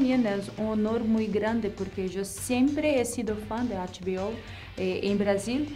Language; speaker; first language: Spanish; non-native, fluent; Portuguese